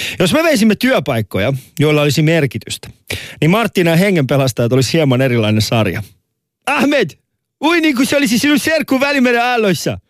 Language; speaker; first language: Finnish; early bilingual, other home language; Persian